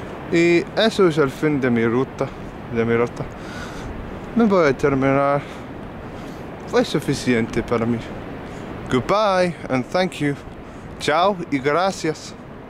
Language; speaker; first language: Spanish; non-native, learner; English